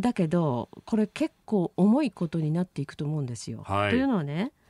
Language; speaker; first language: Japanese; native; Japanese